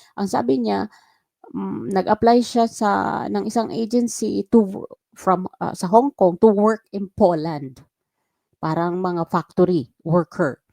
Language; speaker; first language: Filipino; non-native, local second language; Waray